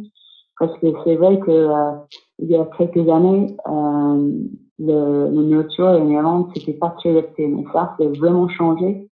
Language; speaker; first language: French; non-native, fluent; English